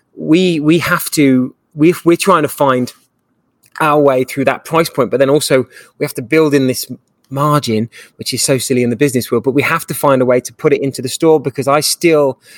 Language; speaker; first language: English; native; English